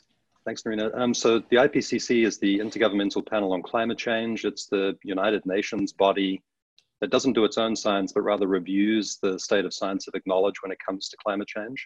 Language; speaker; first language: English; native; English